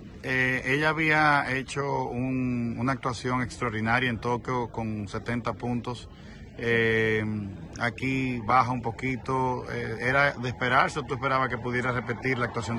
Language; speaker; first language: Spanish; native; Spanish